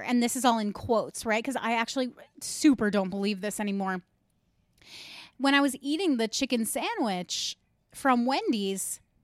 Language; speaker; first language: English; native; English